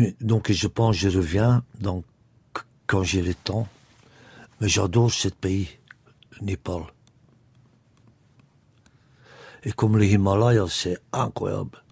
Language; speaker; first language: French; non-native, local second language; Dutch